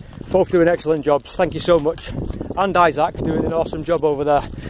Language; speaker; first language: English; native; English